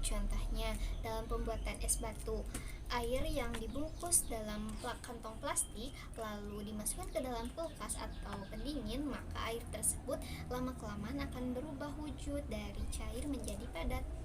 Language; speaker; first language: Indonesian; native; Indonesian